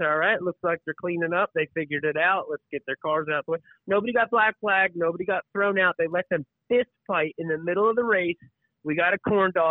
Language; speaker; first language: English; native; English